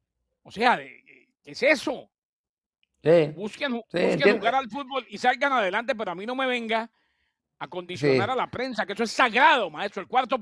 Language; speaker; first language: Spanish; native; Spanish